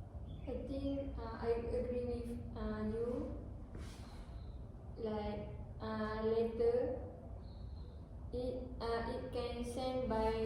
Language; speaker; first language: English; non-native, learner; Malay